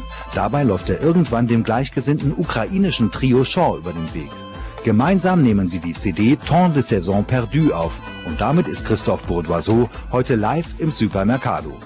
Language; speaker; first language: German; native; German